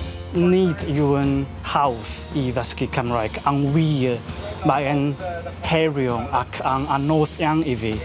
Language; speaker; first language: Welsh; non-native, learner; Chinese